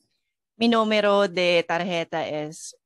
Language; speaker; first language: Spanish; non-native, learner; Filipino